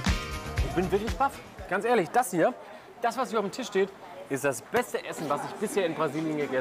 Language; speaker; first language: German; native; German